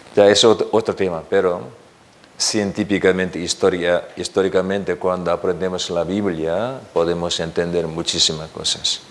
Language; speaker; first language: Spanish; non-native, learner; Korean